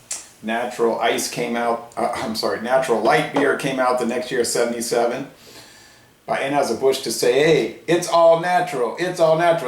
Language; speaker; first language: English; native; English